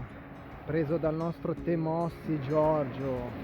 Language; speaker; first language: Italian; native; Italian